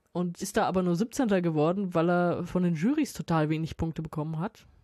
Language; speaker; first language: German; native; German